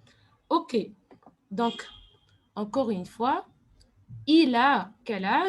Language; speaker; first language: French; non-native, fluent; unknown